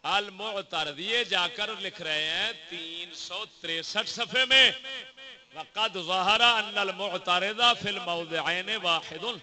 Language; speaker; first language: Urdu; non-native, local second language; Punjabi